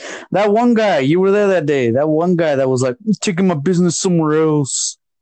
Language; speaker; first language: English; native; English